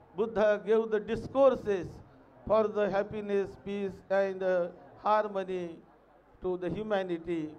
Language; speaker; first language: English; non-native, local second language; Hindi